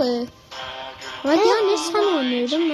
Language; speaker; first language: Turkish; non-native, learner; Azerbaijani